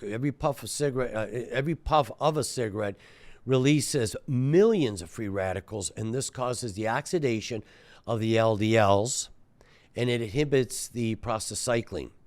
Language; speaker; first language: English; native; English